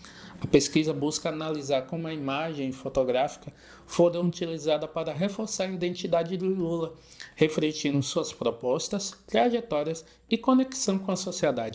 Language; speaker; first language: Portuguese; native; Portuguese